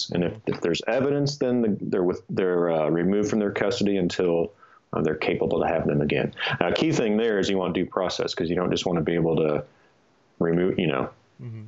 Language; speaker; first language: English; native; English